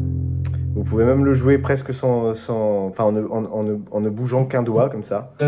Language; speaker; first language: French; native; French